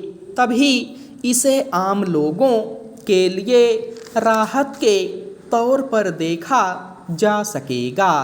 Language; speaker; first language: Hindi; native; Hindi